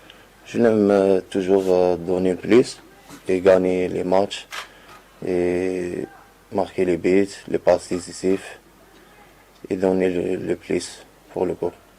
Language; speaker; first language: French; non-native, learner; Arabic